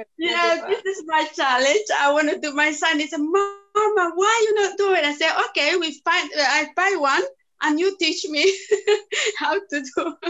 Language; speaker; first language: English; non-native, learner; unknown